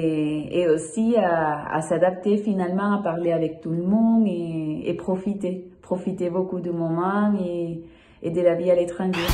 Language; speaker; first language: French; non-native, fluent; Spanish